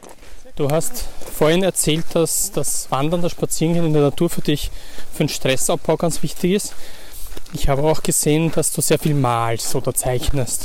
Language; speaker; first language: German; native; German